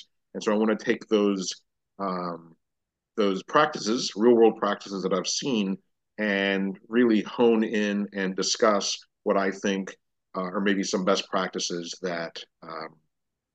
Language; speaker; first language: English; native; English